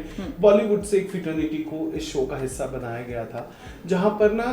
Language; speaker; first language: Hindi; native; Hindi